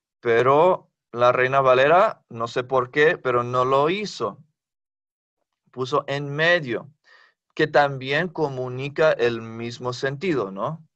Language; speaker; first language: Spanish; non-native, fluent; English